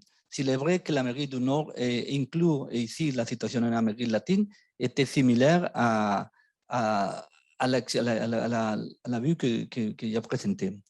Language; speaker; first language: French; non-native, fluent; Spanish